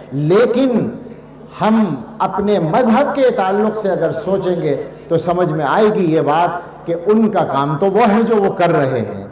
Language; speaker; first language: Urdu; native; Urdu